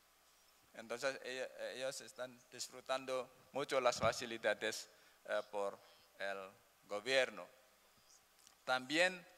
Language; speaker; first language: Spanish; non-native, learner; Indonesian